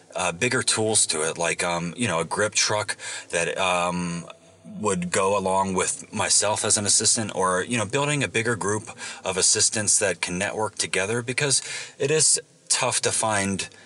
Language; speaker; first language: English; native; English